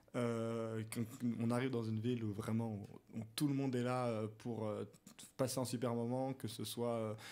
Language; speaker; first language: French; native; French